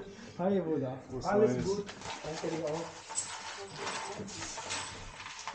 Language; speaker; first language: German; native; German